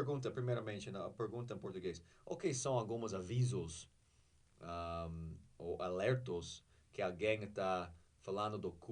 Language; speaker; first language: Portuguese; non-native, fluent; English